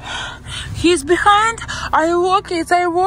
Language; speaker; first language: English; non-native, learner; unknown